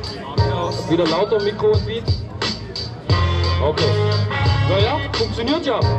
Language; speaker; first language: German; native; German